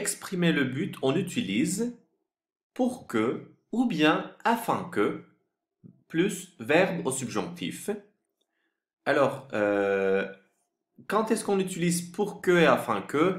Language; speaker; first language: French; non-native, fluent; Turkish